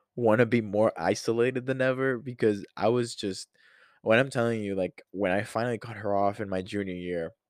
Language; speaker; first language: English; non-native, fluent; Spanish